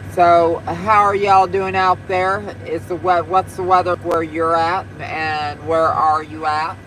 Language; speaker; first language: English; native; English